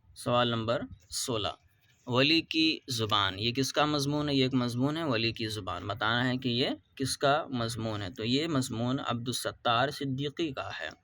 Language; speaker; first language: Urdu; native; Urdu